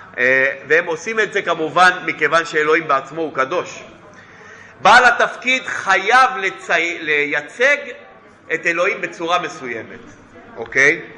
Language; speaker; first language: Hebrew; non-native, fluent; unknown